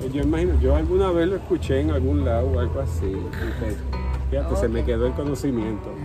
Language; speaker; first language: Spanish; native; Spanish